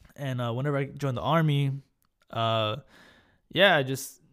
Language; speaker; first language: English; early bilingual, other home language; Spanish